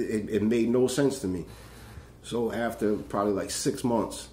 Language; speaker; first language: English; native; English